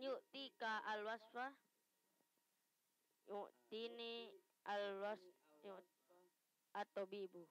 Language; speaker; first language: Arabic; non-native, learner; Indonesian